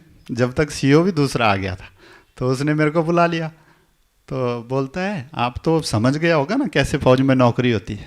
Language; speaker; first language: Hindi; native; Hindi